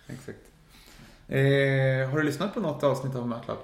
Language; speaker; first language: Swedish; native; Swedish